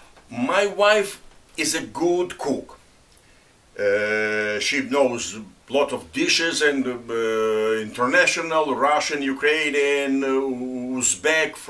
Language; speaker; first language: English; non-native, fluent; Ukrainian